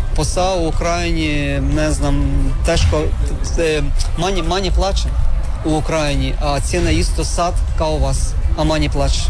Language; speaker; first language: Serbian; non-native, learner; Ukrainian